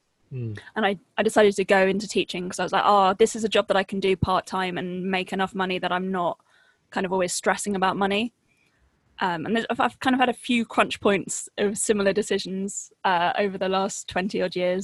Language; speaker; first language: English; native; English